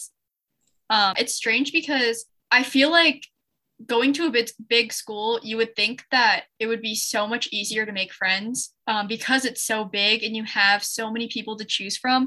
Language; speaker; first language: English; native; English